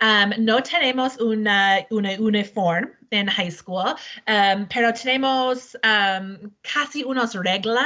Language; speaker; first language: Spanish; non-native, learner; English